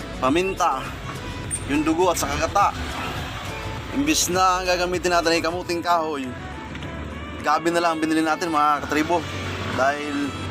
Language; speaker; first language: Filipino; non-native, local second language; Bikol